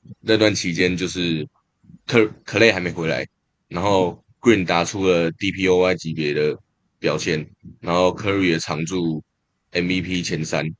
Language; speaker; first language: Chinese; native; Chinese